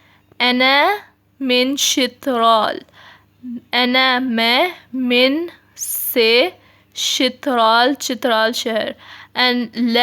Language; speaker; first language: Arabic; non-native, fluent; Urdu